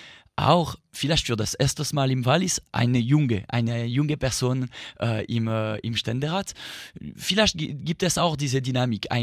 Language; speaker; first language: German; non-native, local second language; French